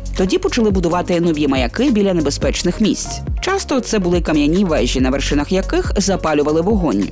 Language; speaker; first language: Ukrainian; native; Ukrainian